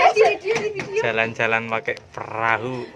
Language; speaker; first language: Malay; non-native, local second language; Javanese